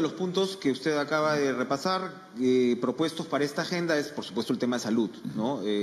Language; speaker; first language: Spanish; native; Spanish